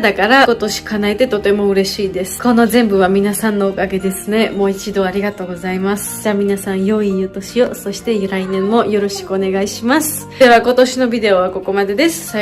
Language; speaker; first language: Japanese; non-native, learner; Georgian